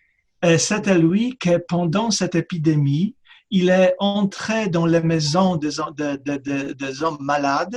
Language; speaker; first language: French; non-native, fluent; Polish